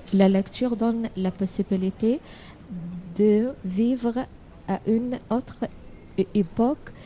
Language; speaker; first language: French; non-native, learner; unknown